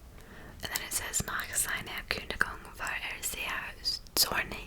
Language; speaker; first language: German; non-native, learner; English